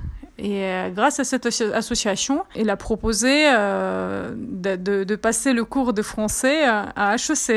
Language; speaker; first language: French; non-native, fluent; Russian